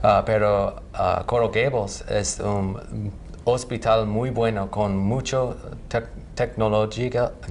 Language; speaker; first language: Spanish; non-native, learner; English